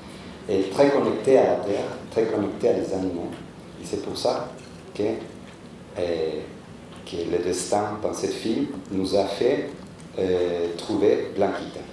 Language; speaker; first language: French; non-native, fluent; Spanish